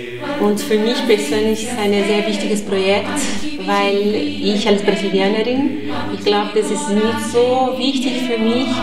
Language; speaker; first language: German; non-native, fluent; Portuguese